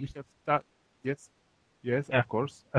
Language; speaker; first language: English; non-native, learner; Polish